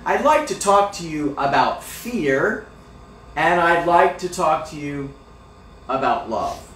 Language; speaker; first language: English; native; English